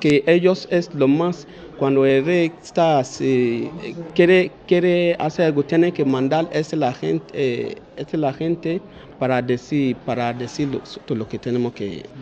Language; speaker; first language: Spanish; non-native, learner; Bini